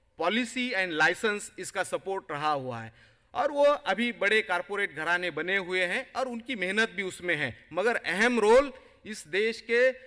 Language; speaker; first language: Hindi; non-native, local second language; Marathi